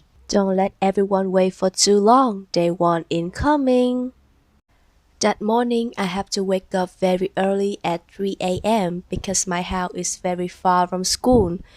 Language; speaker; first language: English; non-native, learner; Vietnamese